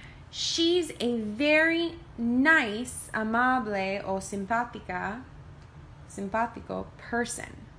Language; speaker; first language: English; native; English